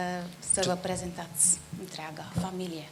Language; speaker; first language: Romanian; early bilingual, heritage; Romanian